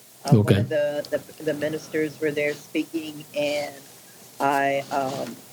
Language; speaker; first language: English; native; English